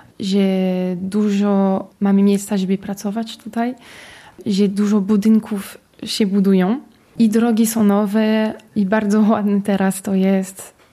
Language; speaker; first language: Polish; early bilingual, heritage; Polish